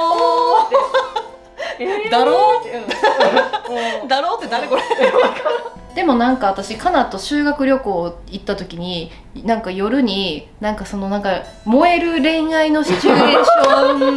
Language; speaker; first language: Japanese; native; Japanese